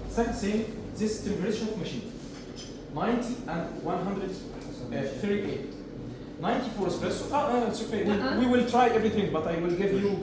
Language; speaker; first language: English; non-native, learner; Arabic